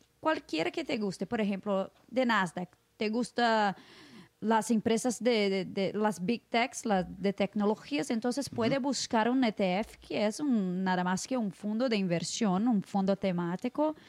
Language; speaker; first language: Spanish; non-native, fluent; Portuguese